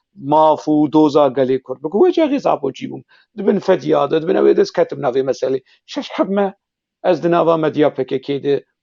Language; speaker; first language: Kurdish; native; Kurdish